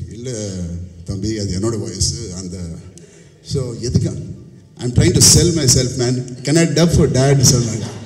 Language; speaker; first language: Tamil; non-native, learner; Telugu